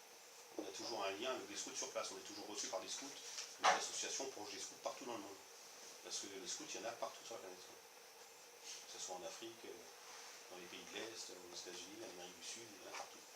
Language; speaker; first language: French; native; French